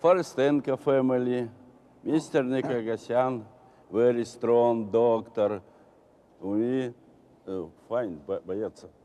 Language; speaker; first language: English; non-native, learner; Russian